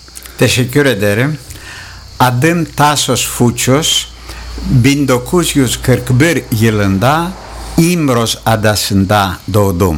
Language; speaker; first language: Turkish; non-native, local second language; Greek